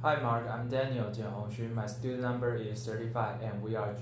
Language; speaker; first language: English; non-native, learner; Chinese